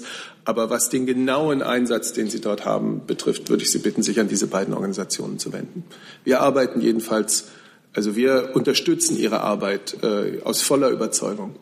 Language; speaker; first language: German; native; German